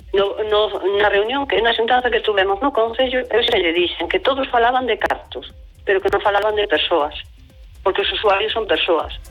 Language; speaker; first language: Galician; native; Galician